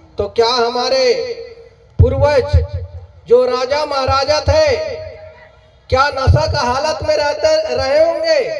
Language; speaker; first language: Hindi; non-native, local second language; Gondi